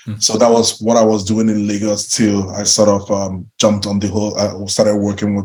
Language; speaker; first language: English; non-native, local second language; Igbo